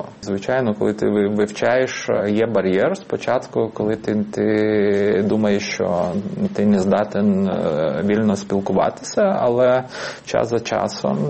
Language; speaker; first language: Ukrainian; non-native, fluent; Lithuanian